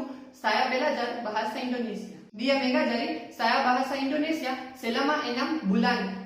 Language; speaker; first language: Indonesian; non-native, learner; Gujarati